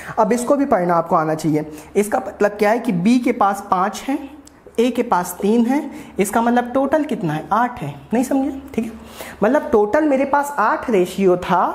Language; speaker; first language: Hindi; native; Hindi